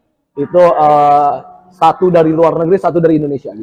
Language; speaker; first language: Indonesian; native; Indonesian